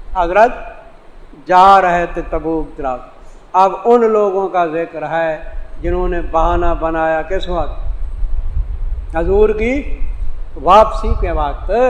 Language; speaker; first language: Urdu; non-native, local second language; Saraiki